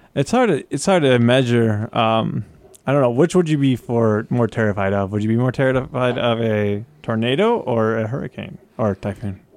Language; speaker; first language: English; native; English